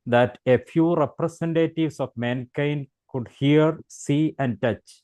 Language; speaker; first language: English; non-native, local second language; Malayalam